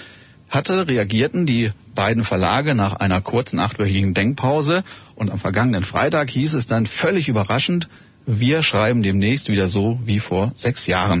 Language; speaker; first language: German; native; German